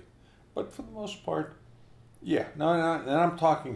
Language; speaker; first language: English; native; English